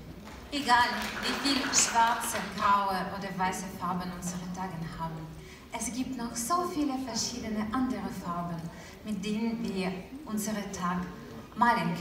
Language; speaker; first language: German; non-native, learner; Ukrainian